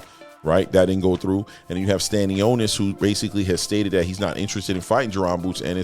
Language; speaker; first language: English; native; English